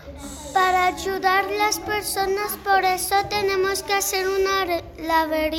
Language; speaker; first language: Spanish; native; Spanish